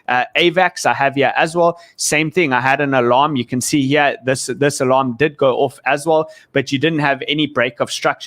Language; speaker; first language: English; native; English